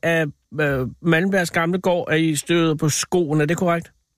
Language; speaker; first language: Danish; native; Danish